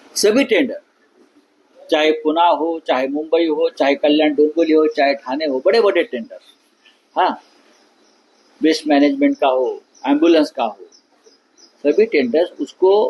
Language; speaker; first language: Hindi; non-native, local second language; Marathi